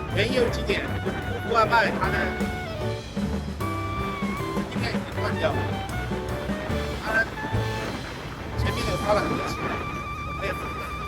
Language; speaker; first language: Chinese; native; Chinese